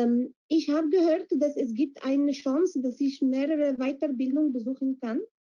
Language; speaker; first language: German; non-native, fluent; Arabic